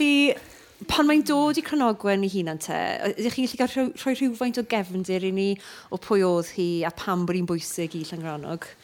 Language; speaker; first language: Welsh; native; Welsh